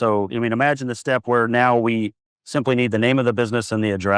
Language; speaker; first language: English; native; English